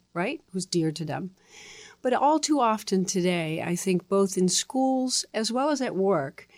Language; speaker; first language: English; non-native, fluent; Dutch